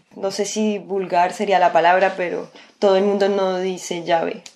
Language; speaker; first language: Spanish; native; Spanish